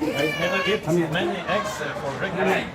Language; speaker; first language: English; non-native, learner; Polish